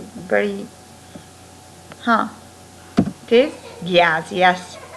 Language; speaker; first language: English; non-native, fluent; Arabic